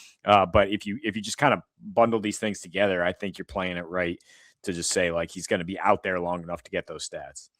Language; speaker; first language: English; native; English